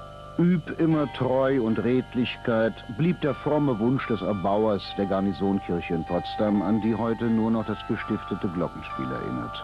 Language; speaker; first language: German; native; German